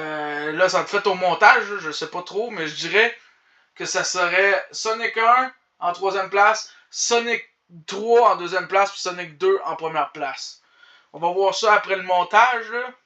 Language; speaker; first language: French; native; French